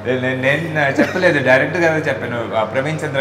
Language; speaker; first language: Telugu; non-native, learner; Hindi